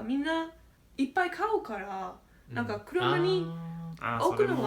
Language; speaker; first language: Japanese; non-native, learner; English